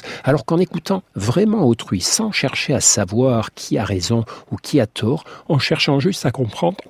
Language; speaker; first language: French; native; French